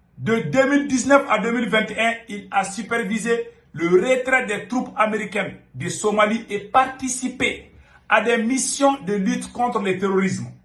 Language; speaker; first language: French; non-native, local second language; Bambara